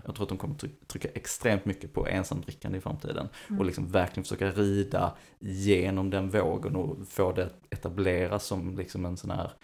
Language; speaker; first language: Swedish; native; Swedish